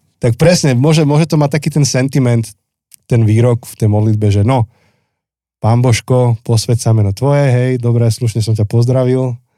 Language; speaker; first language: Slovak; native; Slovak